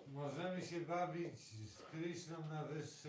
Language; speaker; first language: Polish; native; Polish